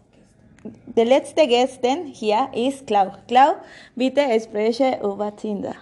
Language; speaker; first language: German; non-native, learner; Spanish